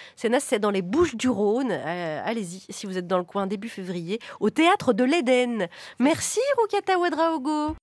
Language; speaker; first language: French; non-native, local second language; Mossi